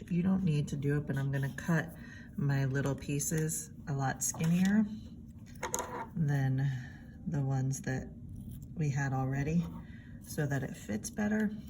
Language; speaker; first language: English; native; English